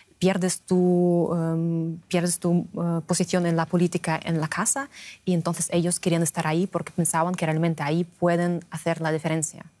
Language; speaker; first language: Spanish; non-native, fluent; Russian